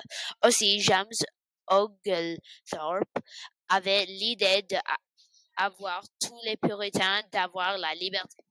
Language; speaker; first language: French; non-native, learner; English